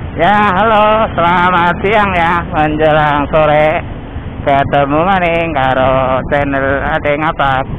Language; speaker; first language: Indonesian; non-native, local second language; Javanese